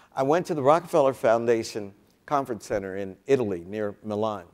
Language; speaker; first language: English; native; English